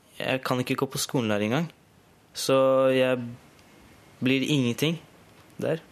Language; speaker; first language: Norwegian; early bilingual, other home language; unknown